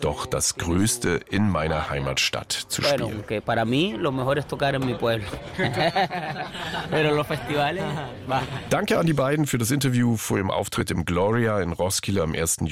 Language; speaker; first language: German; native; German